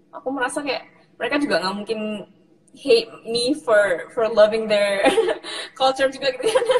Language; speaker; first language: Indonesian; native; Indonesian